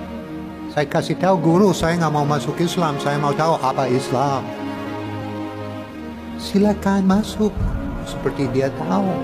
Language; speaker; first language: Indonesian; non-native, fluent; English